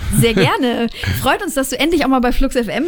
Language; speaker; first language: German; native; German